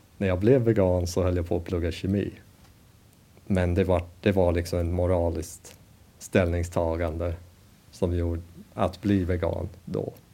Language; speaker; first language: Swedish; non-native, fluent; English